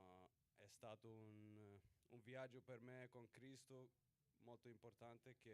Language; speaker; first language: Italian; non-native, learner; Swedish